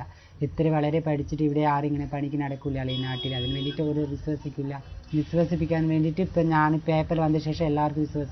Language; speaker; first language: Malayalam; non-native, learner; Tamil